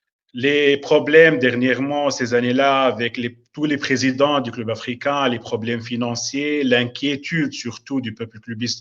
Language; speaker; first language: French; non-native, local second language; Arabic